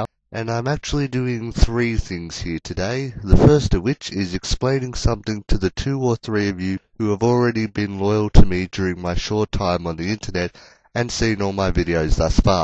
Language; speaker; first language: English; native; English